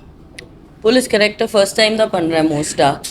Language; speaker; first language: Tamil; non-native, fluent; Hindi